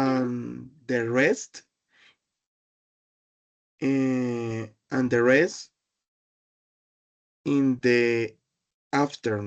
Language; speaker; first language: English; non-native, learner; Spanish